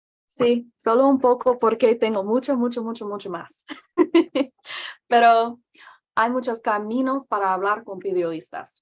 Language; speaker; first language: Spanish; non-native, learner; English